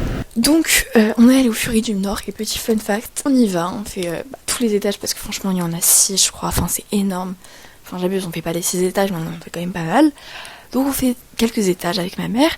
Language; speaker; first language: French; native; French